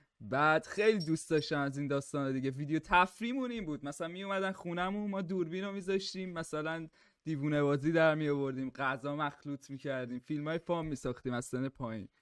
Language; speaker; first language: Persian; native; Persian